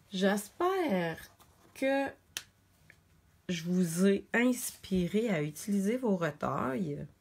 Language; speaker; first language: French; native; French